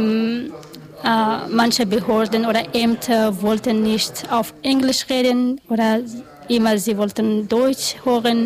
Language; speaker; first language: German; non-native, learner; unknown